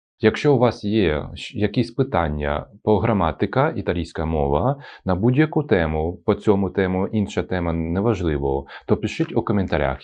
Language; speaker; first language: Ukrainian; non-native, local second language; Russian